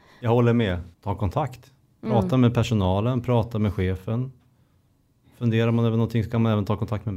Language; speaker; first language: Swedish; native; Swedish